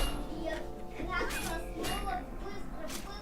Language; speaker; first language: Russian; early bilingual, other home language; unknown